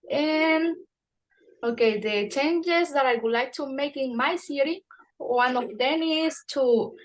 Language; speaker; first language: English; non-native, fluent; Spanish